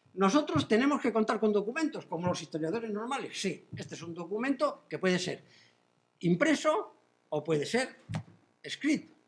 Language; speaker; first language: Spanish; native; Spanish